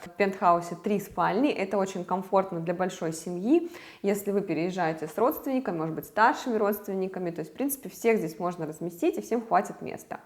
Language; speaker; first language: Russian; native; Russian